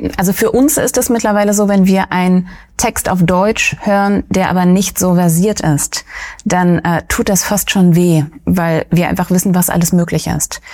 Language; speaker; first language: German; early bilingual, other home language; Russian